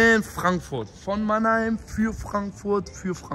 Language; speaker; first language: German; native; German